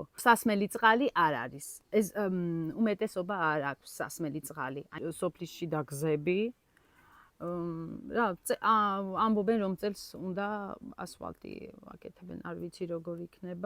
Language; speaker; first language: Georgian; non-native, local second language; Armenian